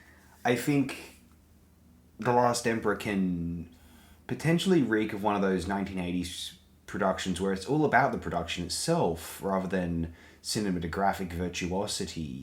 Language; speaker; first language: English; native; English